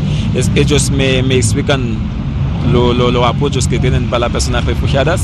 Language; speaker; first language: Spanish; non-native, fluent; Haitian Creole